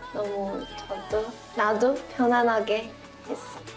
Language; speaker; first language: Korean; non-native, fluent; Chinese